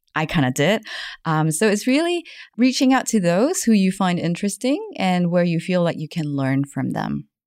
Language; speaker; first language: English; non-native, fluent; German